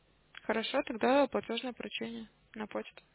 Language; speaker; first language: Russian; native; Russian